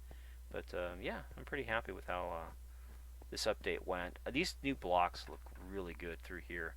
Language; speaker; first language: English; native; English